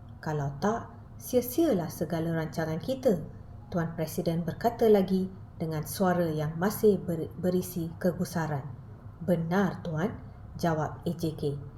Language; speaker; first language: Malay; non-native, local second language; Tamil